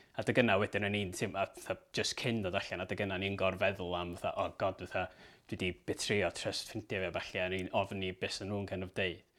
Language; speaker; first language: Welsh; native; Welsh